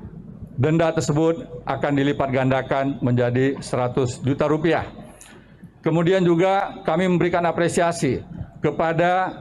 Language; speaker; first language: Indonesian; native; Indonesian